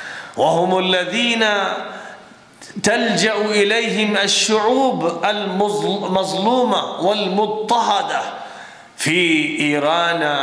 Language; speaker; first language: Arabic; non-native, fluent; Urdu